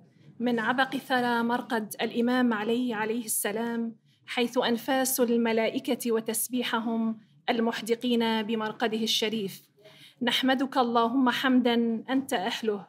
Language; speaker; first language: Arabic; native; Arabic